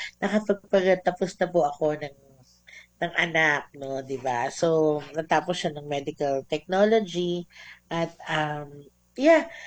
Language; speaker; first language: Filipino; non-native, local second language; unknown